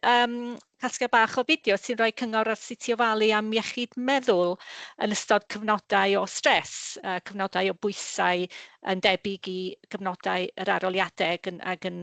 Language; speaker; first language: Welsh; native; Welsh